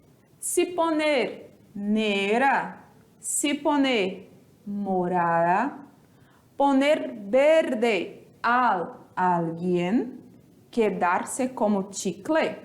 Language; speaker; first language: Spanish; non-native, fluent; Portuguese